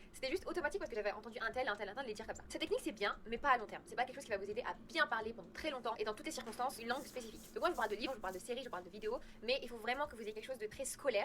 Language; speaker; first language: French; early bilingual, other home language; Arabic